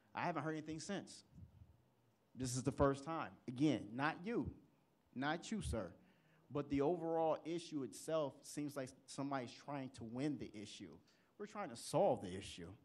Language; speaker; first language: English; native; English